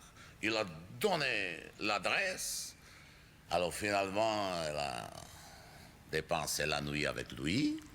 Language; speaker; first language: French; non-native, fluent; Czech